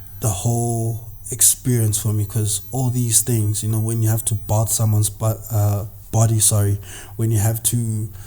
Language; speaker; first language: English; non-native, local second language; Zulu